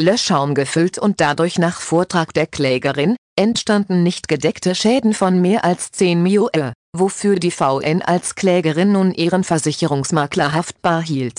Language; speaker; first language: German; native; German